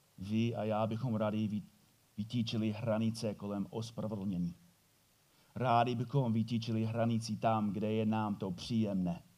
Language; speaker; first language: Czech; non-native, fluent; English